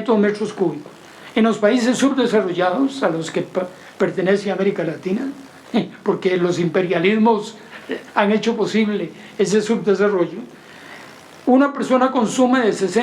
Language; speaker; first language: Spanish; native; Spanish